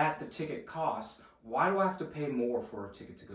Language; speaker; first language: English; native; English